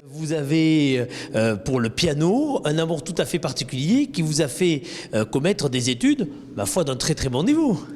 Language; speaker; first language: French; native; French